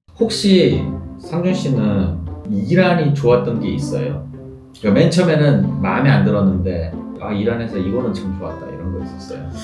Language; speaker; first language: Korean; native; Korean